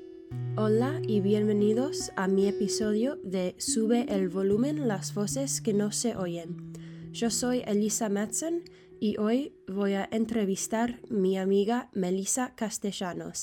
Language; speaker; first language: Spanish; non-native, fluent; English